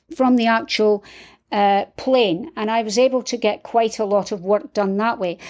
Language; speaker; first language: English; native; English